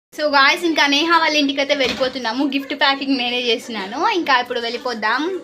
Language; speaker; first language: Telugu; native; Telugu